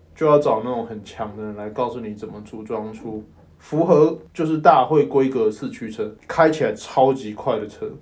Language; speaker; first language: Chinese; non-native, local second language; Min Nan Chinese